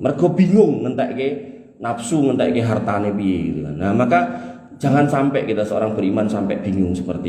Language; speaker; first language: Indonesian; non-native, local second language; Javanese